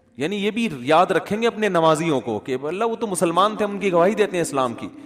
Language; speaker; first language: Urdu; native; Urdu